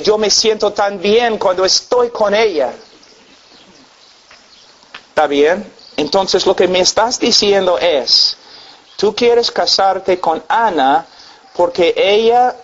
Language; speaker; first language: Spanish; non-native, fluent; English